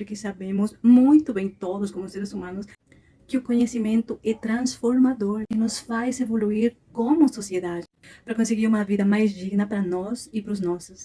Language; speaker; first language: Portuguese; non-native, fluent; Spanish